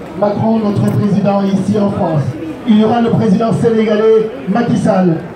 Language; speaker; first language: French; non-native, local second language; Wolof